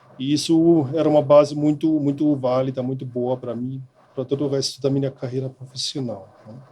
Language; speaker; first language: Portuguese; non-native, fluent; German